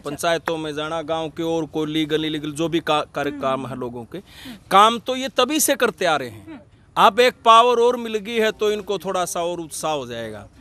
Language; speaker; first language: Hindi; native; Hindi